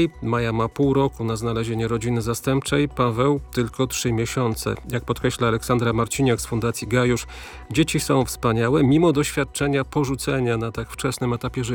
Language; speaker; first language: Polish; native; Polish